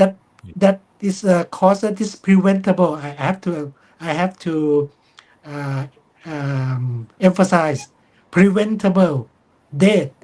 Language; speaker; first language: English; non-native, fluent; Thai